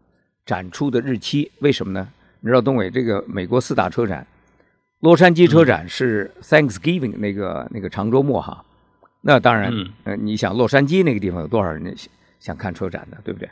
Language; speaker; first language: Chinese; native; Chinese